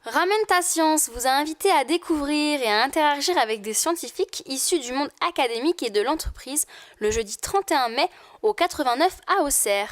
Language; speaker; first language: French; native; French